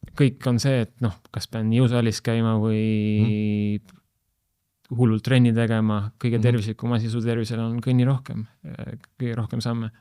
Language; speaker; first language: Estonian; native; Estonian